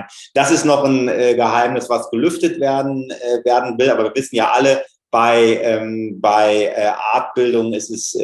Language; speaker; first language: German; native; German